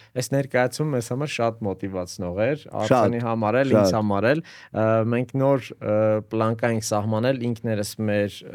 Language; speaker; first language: Armenian; native; Armenian